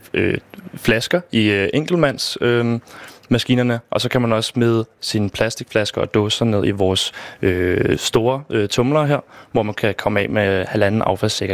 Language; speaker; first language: Danish; native; Danish